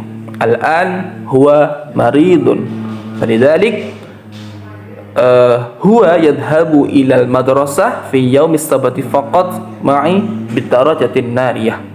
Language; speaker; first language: Arabic; non-native, learner; Indonesian